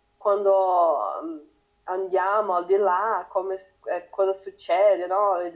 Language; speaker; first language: Italian; non-native, learner; Portuguese